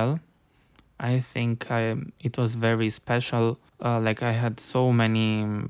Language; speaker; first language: English; non-native, fluent; Italian